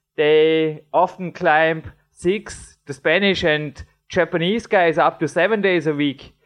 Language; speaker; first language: English; non-native, fluent; German